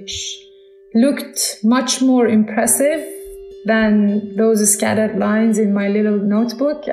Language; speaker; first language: English; non-native, fluent; Persian